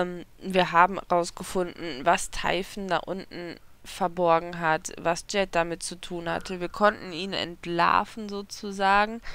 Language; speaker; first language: German; native; German